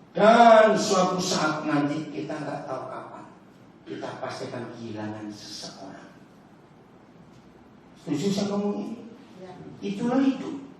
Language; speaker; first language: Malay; non-native, local second language; Javanese